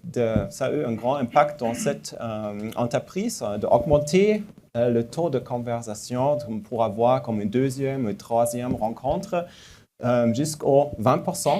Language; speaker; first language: French; non-native, fluent; German